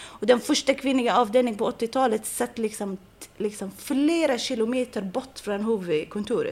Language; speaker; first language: Swedish; non-native, fluent; Arabic